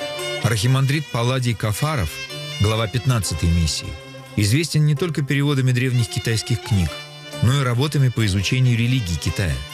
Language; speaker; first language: Russian; native; Russian